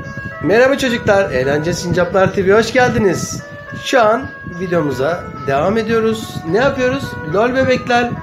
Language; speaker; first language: Turkish; native; Turkish